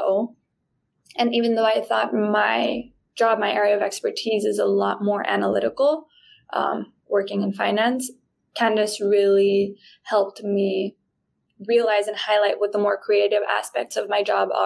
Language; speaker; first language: English; non-native, fluent; Spanish